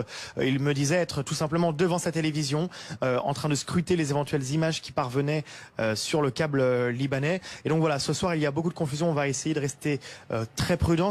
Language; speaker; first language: French; native; French